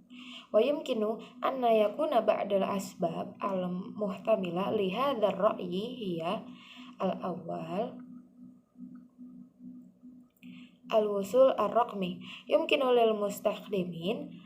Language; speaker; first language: Arabic; non-native, learner; Indonesian